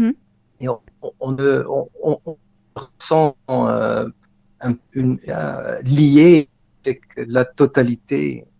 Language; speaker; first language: French; non-native, fluent; Dutch